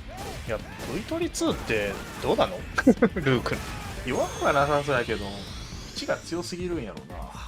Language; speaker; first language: Japanese; native; Japanese